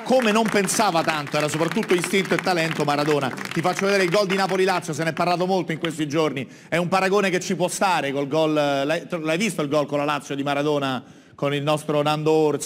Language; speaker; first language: Italian; native; Italian